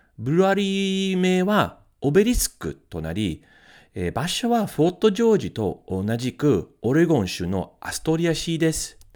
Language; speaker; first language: Japanese; non-native, fluent; English